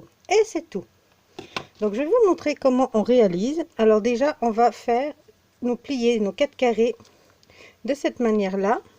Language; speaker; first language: French; native; French